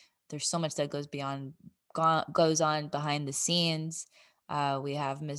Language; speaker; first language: English; native; English